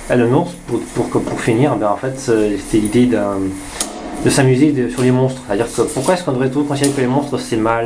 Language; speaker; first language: French; native; French